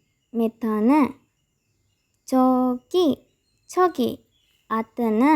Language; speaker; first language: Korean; non-native, fluent; Sinhala